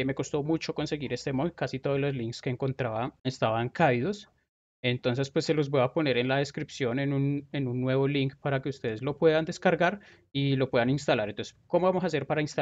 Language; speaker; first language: Spanish; native; Spanish